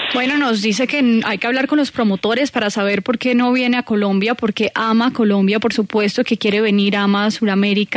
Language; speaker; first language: Spanish; native; Spanish